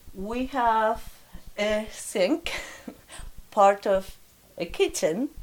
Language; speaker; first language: English; non-native, fluent; Spanish